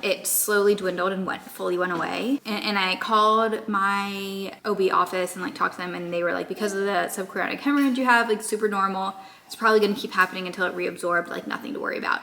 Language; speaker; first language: English; native; English